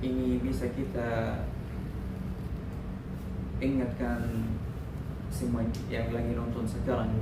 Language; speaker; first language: Indonesian; non-native, learner; Arabic